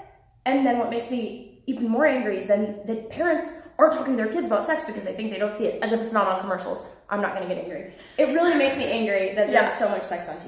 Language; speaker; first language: English; native; English